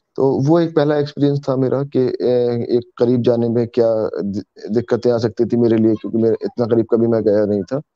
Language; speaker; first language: Hindi; native; Hindi